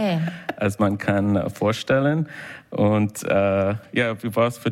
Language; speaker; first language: German; non-native, fluent; English